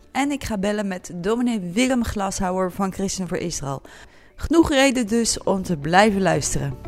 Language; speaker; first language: Dutch; native; Dutch